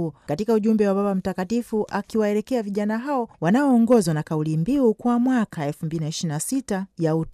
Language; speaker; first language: Swahili; native; Swahili